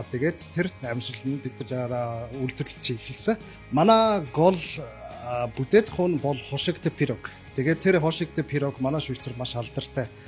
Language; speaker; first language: Mongolian; non-native, learner; German